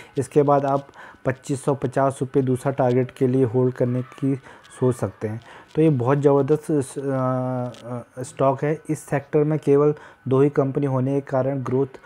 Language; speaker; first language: Hindi; native; Hindi